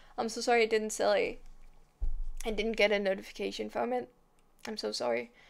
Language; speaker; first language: English; non-native, fluent; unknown